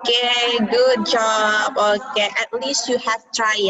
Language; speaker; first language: English; non-native, fluent; Indonesian